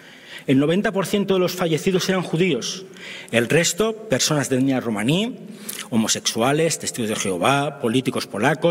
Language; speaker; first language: Spanish; native; Spanish